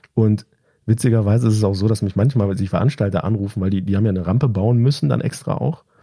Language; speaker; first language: German; early bilingual, other home language; Turkish